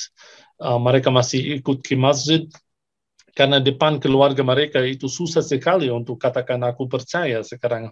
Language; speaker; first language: Indonesian; non-native, fluent; Arabic